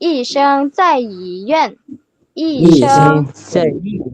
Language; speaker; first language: Chinese; non-native, fluent; Indonesian